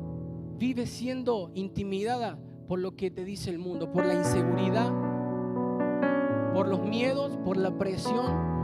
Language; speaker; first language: Spanish; native; Spanish